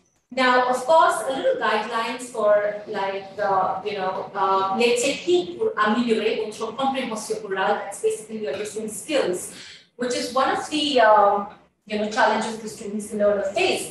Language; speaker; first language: English; non-native, local second language; Hindi